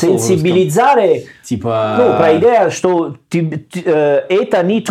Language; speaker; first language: Russian; non-native, learner; Italian